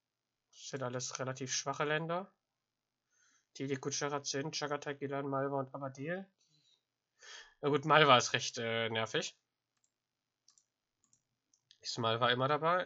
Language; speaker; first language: German; native; German